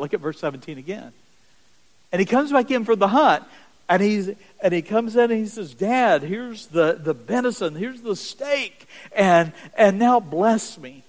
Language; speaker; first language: English; native; English